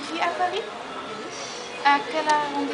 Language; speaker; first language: French; non-native, learner; Dutch